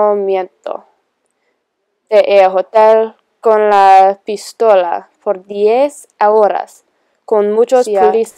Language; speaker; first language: Spanish; non-native, learner; English